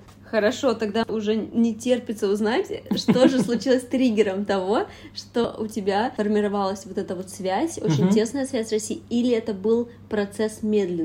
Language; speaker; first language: Russian; native; Russian